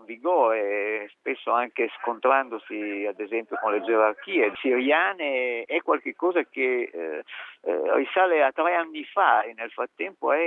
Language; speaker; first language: Italian; native; Italian